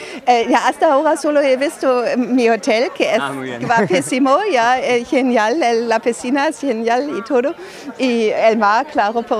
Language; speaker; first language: Spanish; non-native, fluent; German